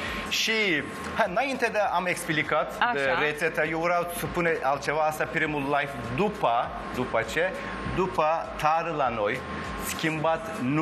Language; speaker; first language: Romanian; non-native, learner; Turkish